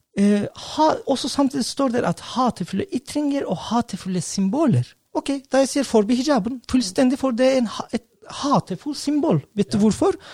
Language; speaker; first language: Norwegian; non-native, fluent; Turkish